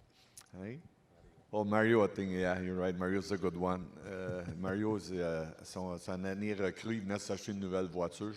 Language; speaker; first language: French; native; French